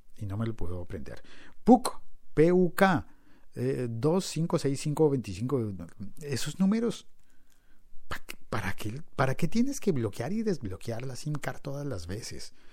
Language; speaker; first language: Spanish; native; Spanish